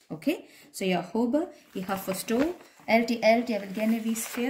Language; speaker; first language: Danish; non-native, fluent; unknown